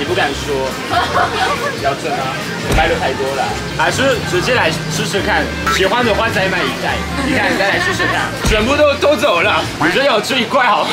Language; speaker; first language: Chinese; non-native, fluent; French